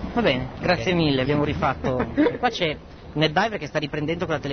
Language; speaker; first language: Italian; native; Italian